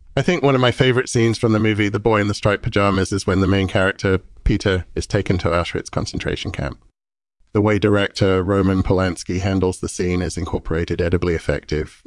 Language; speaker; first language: English; native; English